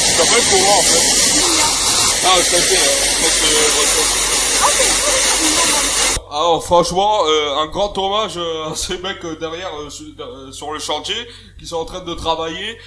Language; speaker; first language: French; native; French